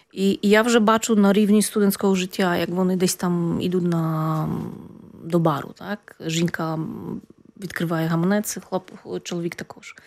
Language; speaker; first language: Ukrainian; non-native, fluent; Polish